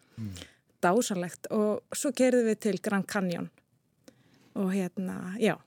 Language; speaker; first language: Icelandic; non-native, fluent; Dutch